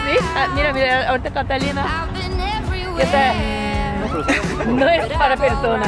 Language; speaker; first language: Spanish; non-native, learner; Korean